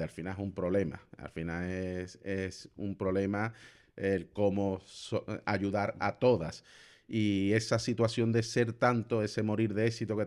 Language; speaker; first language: Spanish; native; Spanish